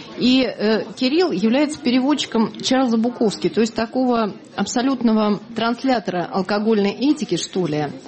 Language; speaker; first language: Russian; native; Russian